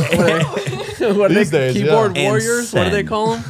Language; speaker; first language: English; native; English